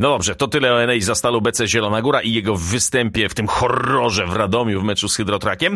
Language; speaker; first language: Polish; native; Polish